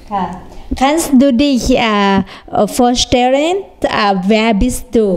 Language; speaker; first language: German; non-native, learner; Thai